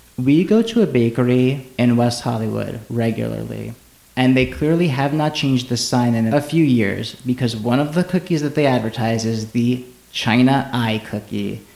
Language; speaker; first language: English; native; English